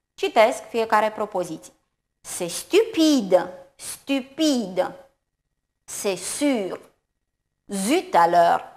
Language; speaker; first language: French; non-native, fluent; Romanian